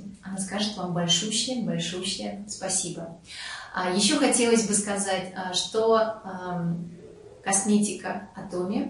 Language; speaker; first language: Russian; native; Russian